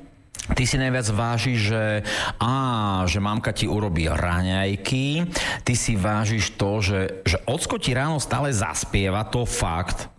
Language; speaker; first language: Slovak; native; Slovak